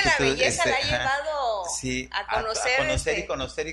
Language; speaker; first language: Spanish; native; Spanish